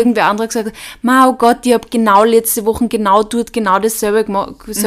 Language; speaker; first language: German; native; German